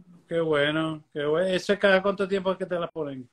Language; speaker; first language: Spanish; native; Spanish